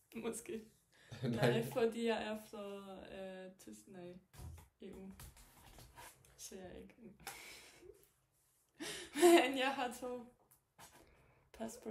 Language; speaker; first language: Danish; non-native, learner; German